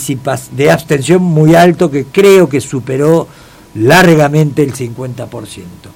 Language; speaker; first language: Spanish; native; Spanish